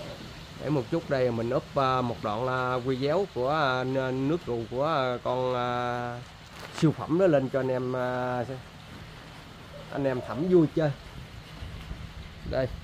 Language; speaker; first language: Vietnamese; native; Vietnamese